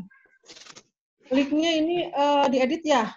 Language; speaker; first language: Indonesian; native; Indonesian